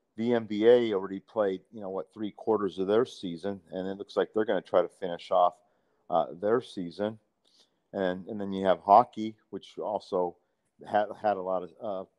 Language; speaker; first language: English; native; English